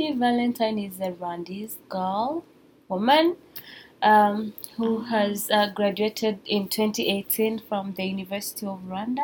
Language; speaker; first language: English; non-native, local second language; Kinyarwanda